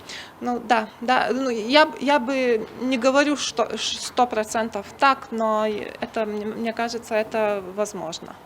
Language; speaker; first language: Russian; non-native, fluent; Lithuanian